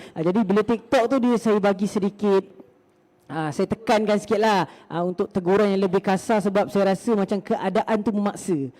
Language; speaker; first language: Malay; native; Malay